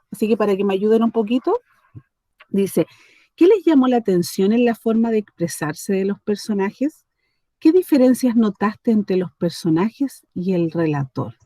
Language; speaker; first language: Spanish; native; Spanish